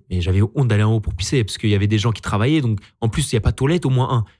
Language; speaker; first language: French; native; French